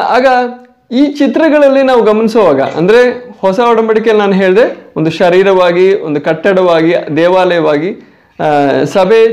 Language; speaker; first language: Kannada; non-native, local second language; Malayalam